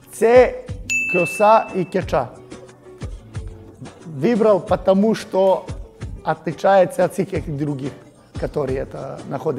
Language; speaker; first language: Russian; non-native, learner; Serbian